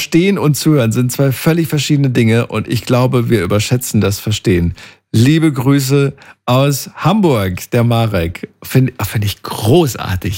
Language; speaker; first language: German; native; German